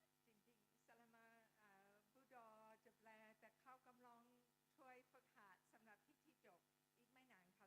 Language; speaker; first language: Thai; non-native, fluent; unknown